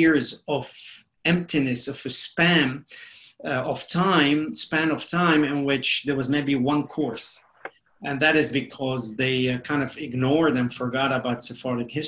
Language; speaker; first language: English; non-native, fluent; Spanish